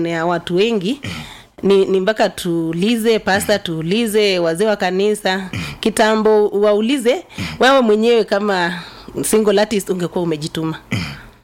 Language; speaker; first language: Swahili; non-native, local second language; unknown